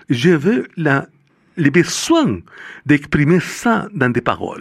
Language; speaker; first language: French; non-native, fluent; Spanish